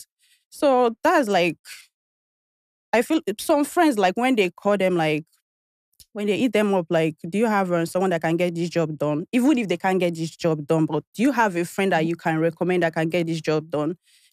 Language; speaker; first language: English; non-native, local second language; Igbo